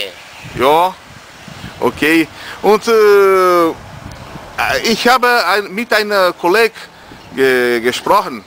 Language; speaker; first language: German; non-native, learner; Portuguese